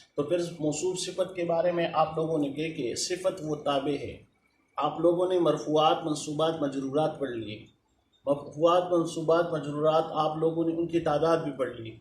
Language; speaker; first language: Urdu; non-native, local second language; Pashto